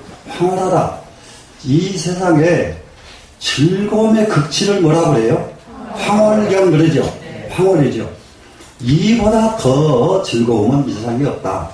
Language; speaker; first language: Korean; native; Korean